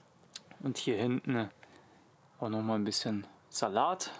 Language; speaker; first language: German; native; German